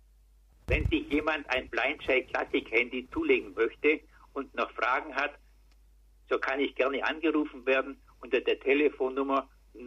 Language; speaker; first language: German; native; German